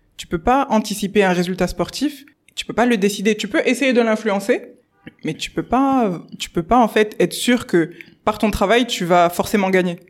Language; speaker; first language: French; native; French